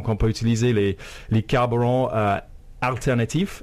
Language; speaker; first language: French; non-native, fluent; English